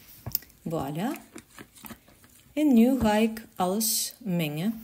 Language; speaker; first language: Dutch; non-native, learner; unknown